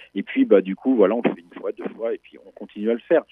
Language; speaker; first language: French; native; French